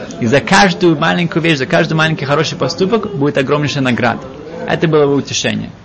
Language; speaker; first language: Russian; early bilingual, heritage; Russian